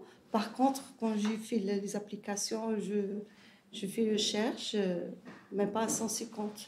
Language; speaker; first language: French; non-native, learner; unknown